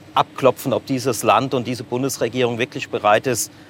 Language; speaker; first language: German; native; German